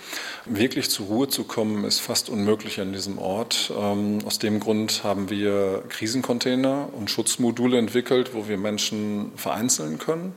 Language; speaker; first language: German; native; German